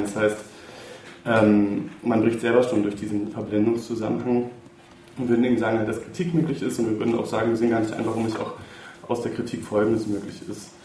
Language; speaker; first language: German; native; German